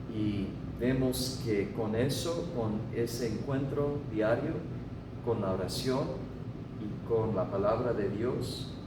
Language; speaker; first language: Spanish; non-native, fluent; English